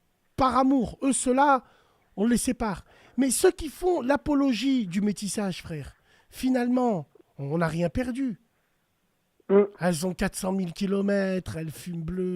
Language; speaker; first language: French; native; French